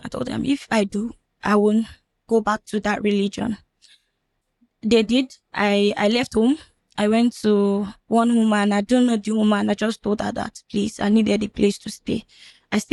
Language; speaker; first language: English; non-native, local second language; Fula